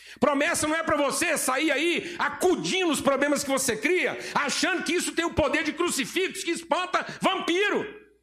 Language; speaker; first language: Portuguese; native; Portuguese